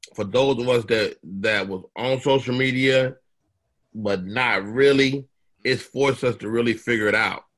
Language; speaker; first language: English; native; English